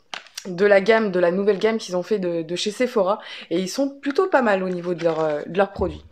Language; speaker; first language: French; native; French